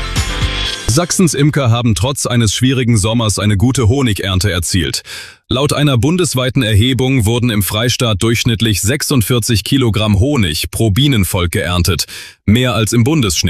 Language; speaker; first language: German; native; German